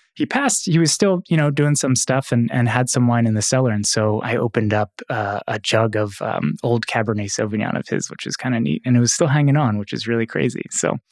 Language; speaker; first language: English; native; English